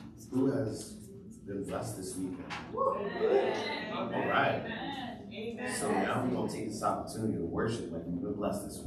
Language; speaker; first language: English; early bilingual, other home language; Spanish